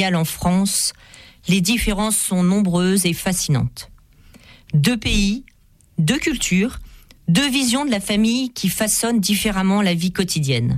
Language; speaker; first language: French; native; French